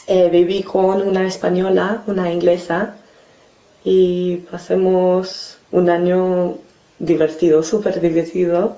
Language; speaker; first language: Spanish; non-native, fluent; English